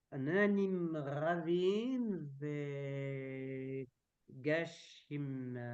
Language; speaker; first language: Hebrew; non-native, learner; French